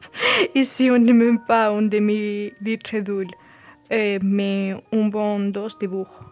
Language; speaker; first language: French; non-native, fluent; Spanish